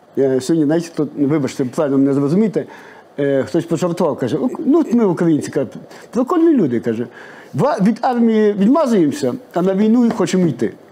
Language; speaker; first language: Ukrainian; native; Ukrainian